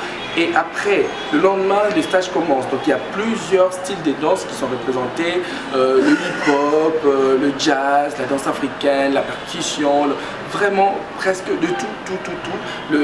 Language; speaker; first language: French; non-native, local second language; Luba-Lulua